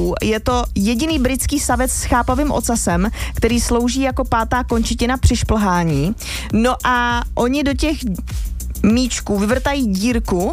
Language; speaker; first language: Czech; native; Czech